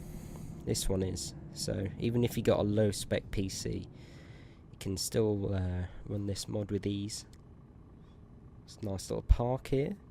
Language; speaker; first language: English; native; English